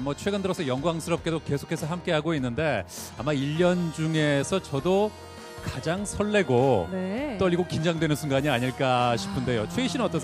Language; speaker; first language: Korean; native; Korean